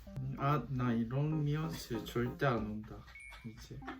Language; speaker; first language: Korean; non-native, learner; Japanese